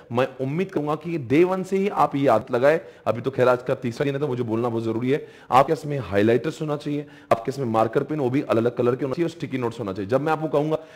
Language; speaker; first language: Hindi; native; Hindi